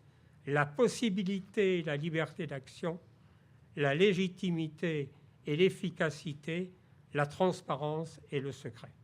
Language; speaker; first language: French; native; French